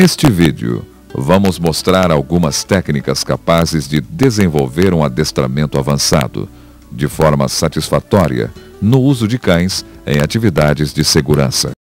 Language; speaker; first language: Portuguese; native; Portuguese